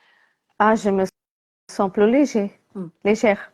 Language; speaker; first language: French; non-native, learner; Portuguese